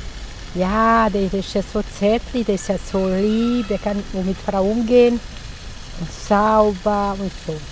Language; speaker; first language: German; non-native, learner; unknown